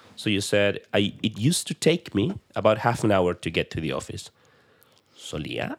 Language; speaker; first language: English; non-native, fluent; Spanish